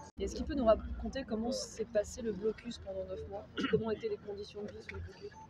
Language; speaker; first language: French; native; French